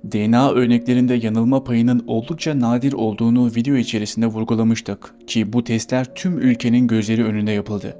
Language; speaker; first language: Turkish; native; Turkish